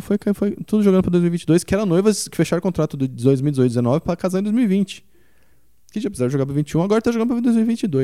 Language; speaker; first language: Portuguese; native; Portuguese